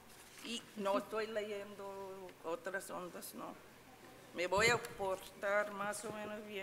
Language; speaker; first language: Spanish; non-native, fluent; English